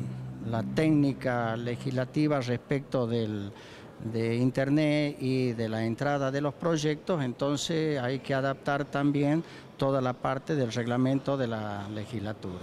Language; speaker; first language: Spanish; native; Spanish